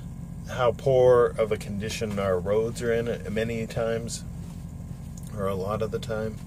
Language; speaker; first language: English; native; English